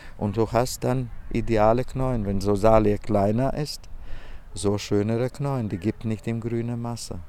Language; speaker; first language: German; non-native, learner; Latvian